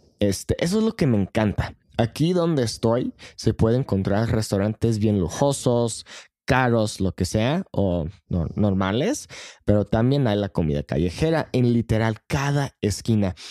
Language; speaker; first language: Spanish; non-native, fluent; English